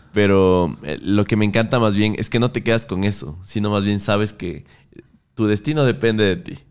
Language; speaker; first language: Spanish; native; Spanish